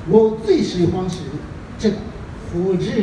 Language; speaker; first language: Chinese; non-native, fluent; Japanese